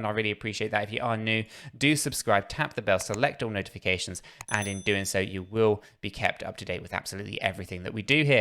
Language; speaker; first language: English; native; English